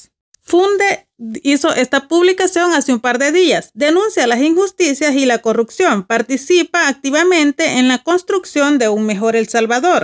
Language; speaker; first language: Spanish; native; Spanish